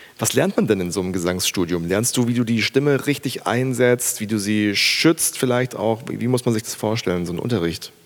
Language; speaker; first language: German; native; German